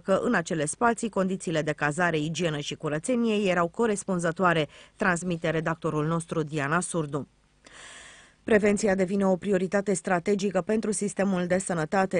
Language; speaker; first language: Romanian; native; Romanian